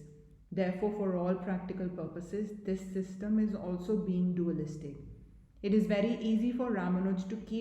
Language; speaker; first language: English; non-native, local second language; Hindi